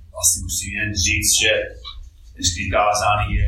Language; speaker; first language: Czech; non-native, fluent; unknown